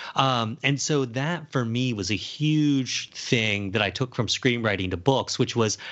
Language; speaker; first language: English; native; English